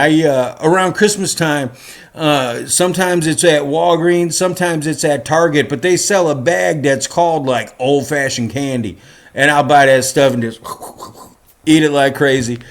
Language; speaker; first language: English; native; English